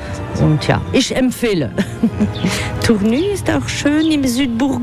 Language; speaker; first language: German; non-native, fluent; French